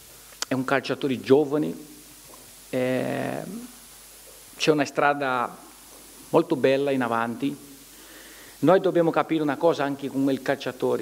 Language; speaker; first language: Italian; non-native, fluent; Portuguese